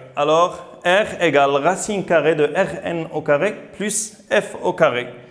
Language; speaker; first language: French; non-native, local second language; Arabic